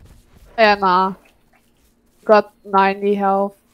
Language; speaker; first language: English; native; English